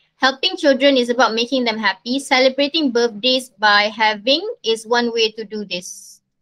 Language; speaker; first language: English; non-native, local second language; Malay